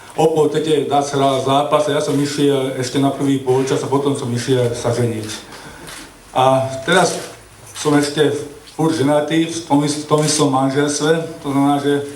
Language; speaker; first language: Slovak; non-native, local second language; Hungarian